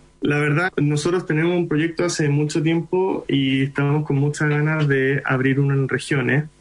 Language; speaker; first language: Spanish; early bilingual, other home language; Hindi